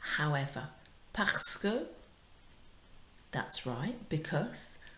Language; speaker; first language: English; native; English